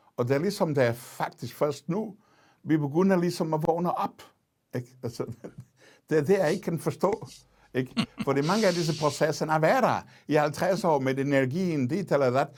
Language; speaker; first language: Danish; non-native, fluent; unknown